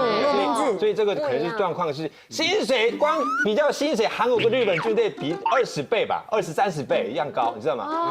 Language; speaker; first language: Chinese; non-native, fluent; Korean